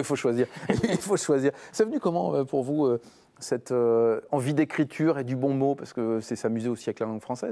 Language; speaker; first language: French; native; French